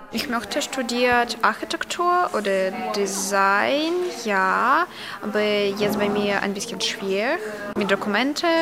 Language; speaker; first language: German; non-native, learner; Ukrainian